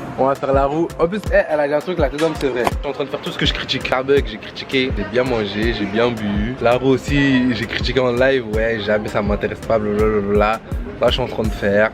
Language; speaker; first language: French; native; French